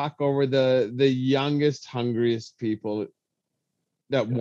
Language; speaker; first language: English; native; English